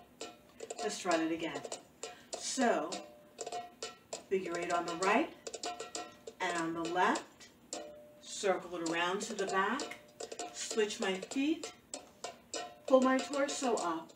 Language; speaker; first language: English; native; English